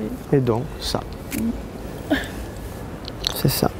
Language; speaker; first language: French; non-native, fluent; Italian